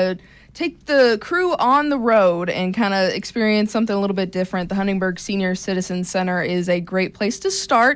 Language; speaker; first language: English; native; English